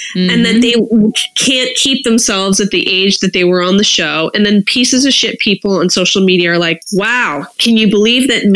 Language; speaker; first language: English; native; English